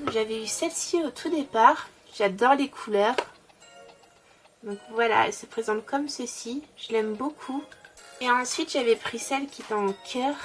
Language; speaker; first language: French; native; French